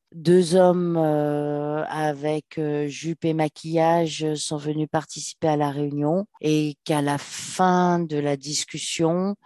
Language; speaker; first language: French; native; French